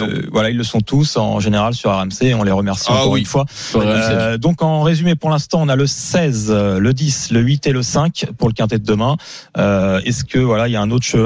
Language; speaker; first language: French; native; French